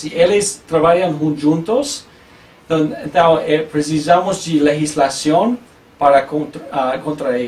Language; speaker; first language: Portuguese; non-native, learner; English